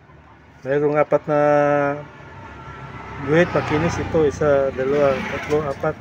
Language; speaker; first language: Filipino; native; Filipino